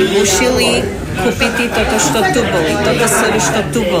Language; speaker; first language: Slovak; early bilingual, heritage; English